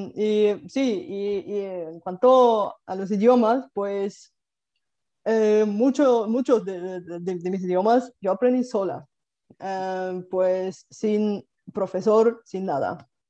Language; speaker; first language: Spanish; non-native, fluent; Bulgarian